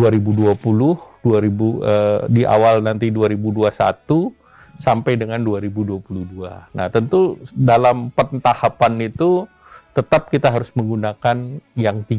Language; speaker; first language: Indonesian; native; Indonesian